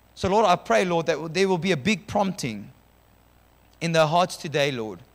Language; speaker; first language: English; non-native, local second language; Afrikaans